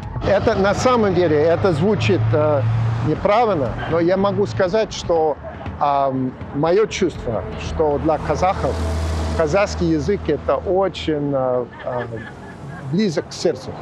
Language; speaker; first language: Russian; non-native, fluent; English